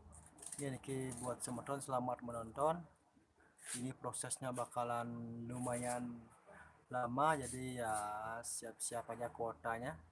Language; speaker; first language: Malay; non-native, local second language; Balinese